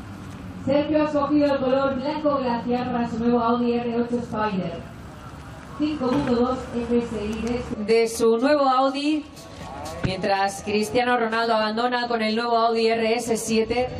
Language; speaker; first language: Spanish; native; Spanish